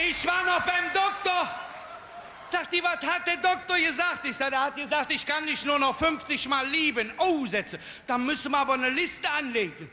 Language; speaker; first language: German; native; German